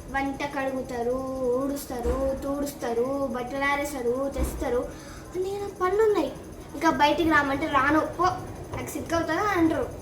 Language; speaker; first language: Telugu; non-native, local second language; Lambadi